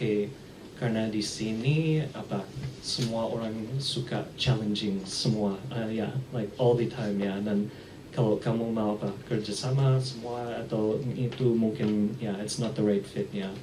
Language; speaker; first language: Indonesian; early bilingual, heritage; English